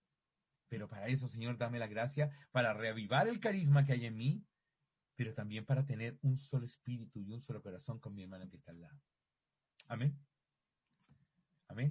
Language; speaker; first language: Spanish; native; Spanish